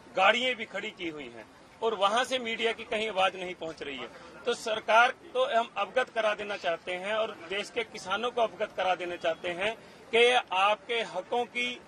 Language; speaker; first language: Hindi; native; Hindi